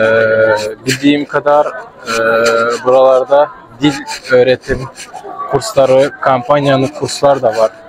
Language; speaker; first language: Turkish; non-native, fluent; Kyrgyz